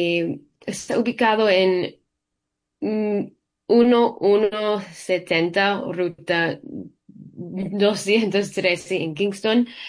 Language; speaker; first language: Spanish; early bilingual, heritage; English